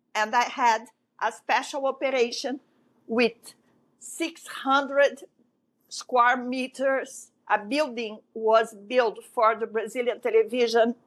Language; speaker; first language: English; non-native, fluent; French